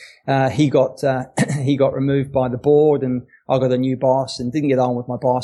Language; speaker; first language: English; native; English